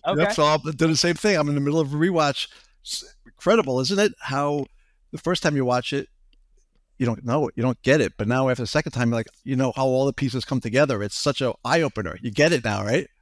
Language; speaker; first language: English; native; English